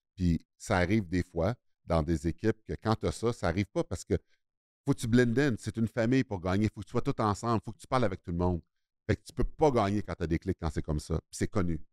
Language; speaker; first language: French; native; French